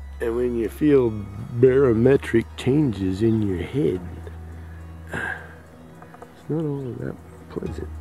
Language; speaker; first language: English; native; English